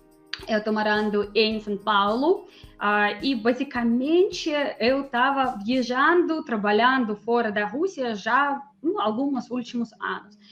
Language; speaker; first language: Portuguese; non-native, fluent; Russian